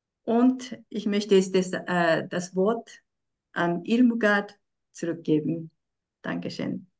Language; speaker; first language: German; non-native, fluent; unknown